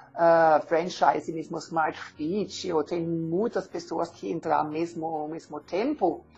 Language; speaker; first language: Portuguese; non-native, learner; German